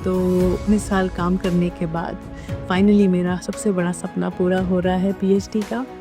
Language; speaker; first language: Hindi; native; Hindi